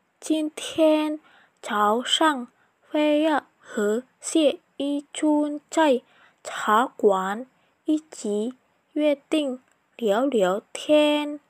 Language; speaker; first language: Chinese; non-native, learner; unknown